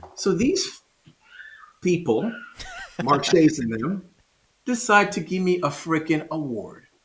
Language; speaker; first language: English; non-native, fluent; Spanish